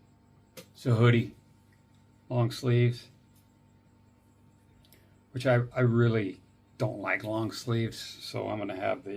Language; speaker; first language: English; native; English